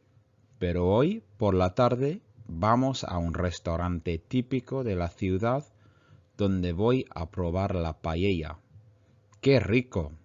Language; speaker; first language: Spanish; non-native, fluent; English